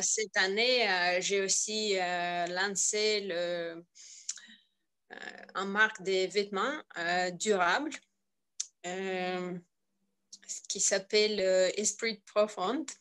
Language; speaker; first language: French; non-native, learner; Russian